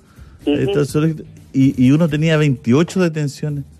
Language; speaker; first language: Spanish; native; Spanish